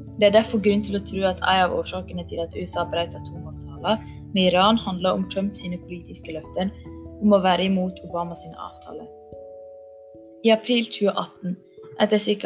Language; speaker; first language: Norwegian; native; Norwegian